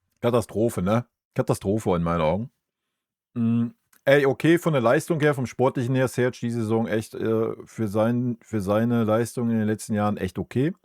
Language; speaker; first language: German; native; German